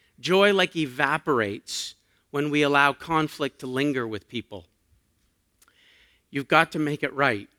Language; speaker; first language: English; native; English